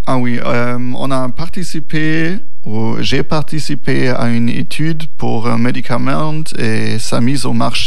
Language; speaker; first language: French; non-native, learner; German